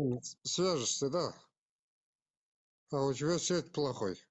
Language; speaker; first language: Russian; non-native, local second language; Kazakh